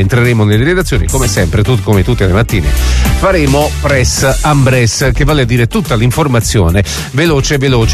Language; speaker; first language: Italian; native; Italian